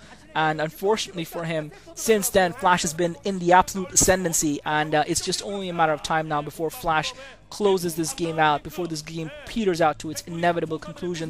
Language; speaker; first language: English; native; English